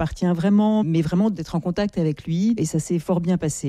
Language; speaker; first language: French; native; French